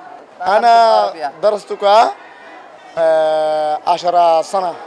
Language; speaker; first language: Arabic; non-native, learner; Rohingya